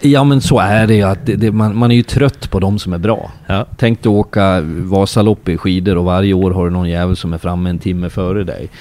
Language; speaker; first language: Swedish; native; Swedish